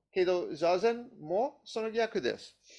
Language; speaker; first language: Japanese; non-native, learner; English